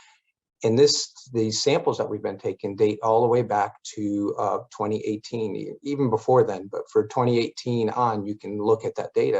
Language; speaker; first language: English; native; English